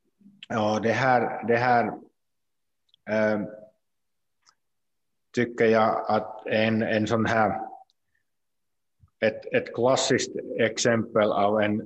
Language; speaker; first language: Swedish; non-native, local second language; Finnish